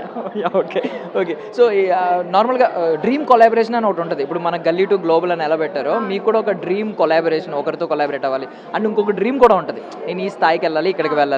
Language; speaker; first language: Telugu; native; Telugu